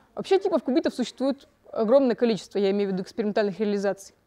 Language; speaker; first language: Russian; native; Russian